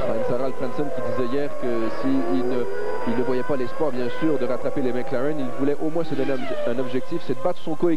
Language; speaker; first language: French; native; French